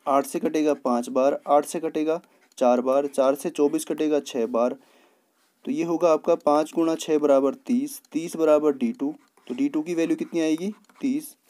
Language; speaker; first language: Hindi; native; Hindi